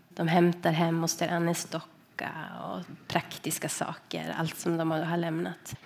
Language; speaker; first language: Swedish; native; Swedish